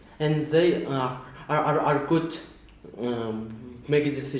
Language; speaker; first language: English; non-native, learner; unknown